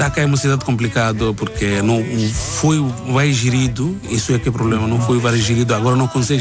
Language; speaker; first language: Portuguese; non-native, learner; Bangla